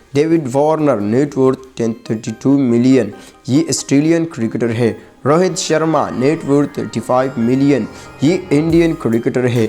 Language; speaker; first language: Hindi; native; Hindi